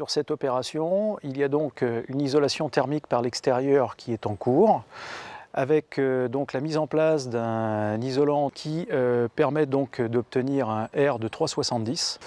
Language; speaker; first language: French; native; French